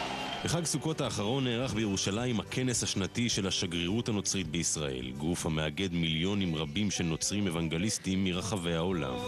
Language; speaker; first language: Hebrew; native; Hebrew